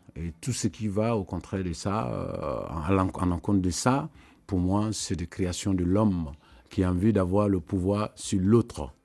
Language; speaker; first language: French; non-native, local second language; Mandingo